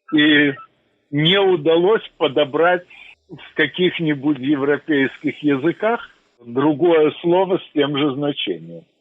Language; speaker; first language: Russian; native; Russian